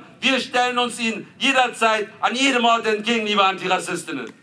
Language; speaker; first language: German; native; German